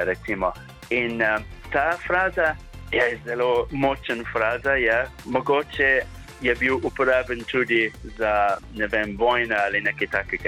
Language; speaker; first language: Slovenian; non-native, learner; English